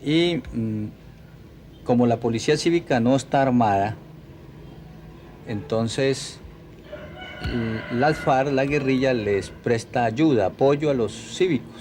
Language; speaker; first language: Spanish; native; Spanish